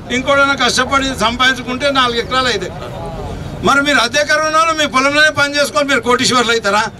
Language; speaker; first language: Telugu; native; Telugu